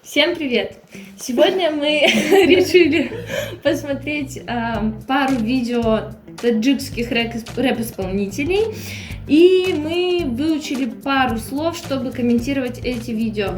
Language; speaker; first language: Russian; native; Russian